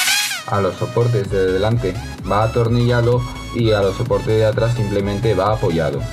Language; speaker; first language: Spanish; native; Spanish